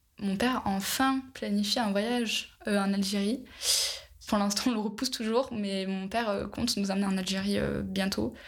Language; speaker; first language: French; native; French